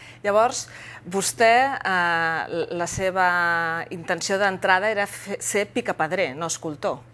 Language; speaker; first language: Catalan; native; Catalan